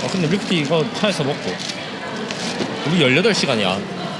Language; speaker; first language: Korean; native; Korean